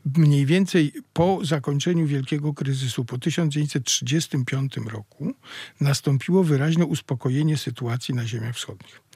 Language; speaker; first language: Polish; native; Polish